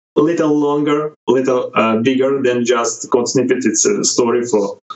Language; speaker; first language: English; non-native, fluent; Ukrainian